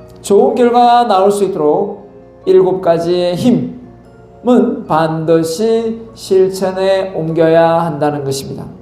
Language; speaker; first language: Korean; native; Korean